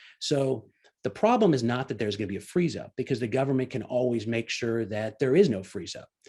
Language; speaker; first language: English; native; English